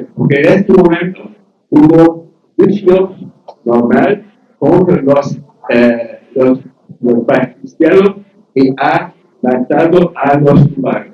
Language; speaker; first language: Spanish; non-native, learner; English